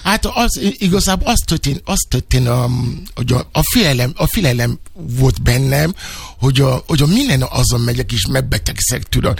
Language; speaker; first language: Hungarian; non-native, fluent; Yoruba